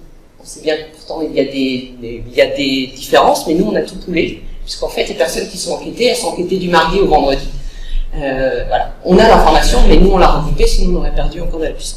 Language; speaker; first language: French; native; French